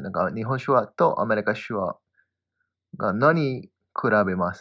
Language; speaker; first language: Japanese; non-native, learner; English